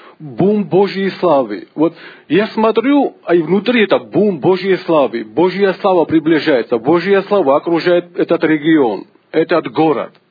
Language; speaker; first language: Russian; non-native, local second language; Georgian